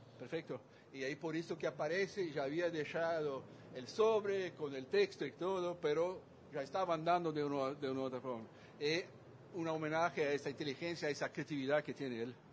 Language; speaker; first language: Spanish; non-native, fluent; Dutch